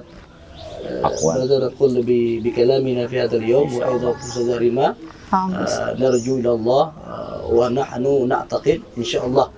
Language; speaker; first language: Arabic; non-native, fluent; Indonesian